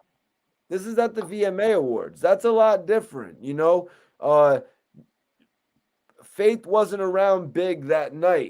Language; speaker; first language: English; native; English